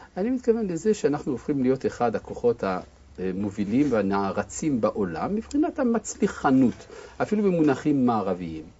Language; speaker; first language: Hebrew; early bilingual, other home language; French